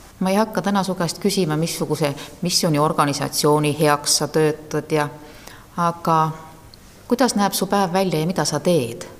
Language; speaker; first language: Estonian; native; Estonian